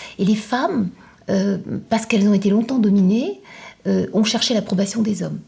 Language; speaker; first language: French; non-native, local second language; Arabic